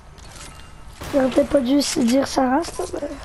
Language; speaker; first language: French; native; French